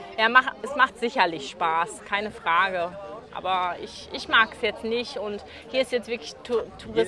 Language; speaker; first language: German; native; German